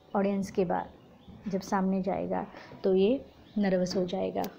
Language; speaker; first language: Hindi; non-native, local second language; Marathi